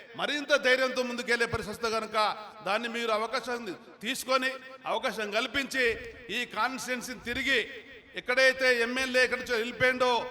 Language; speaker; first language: Telugu; native; Telugu